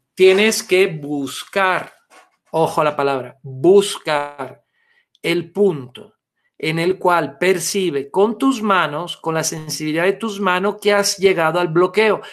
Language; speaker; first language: Spanish; non-native, fluent; Italian